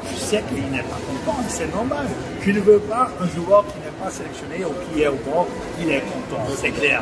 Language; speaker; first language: French; non-native, fluent; Dutch